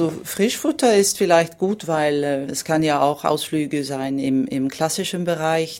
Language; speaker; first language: German; non-native, fluent; Swedish